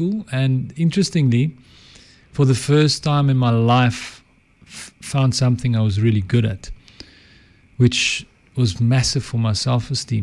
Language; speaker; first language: English; non-native, local second language; Afrikaans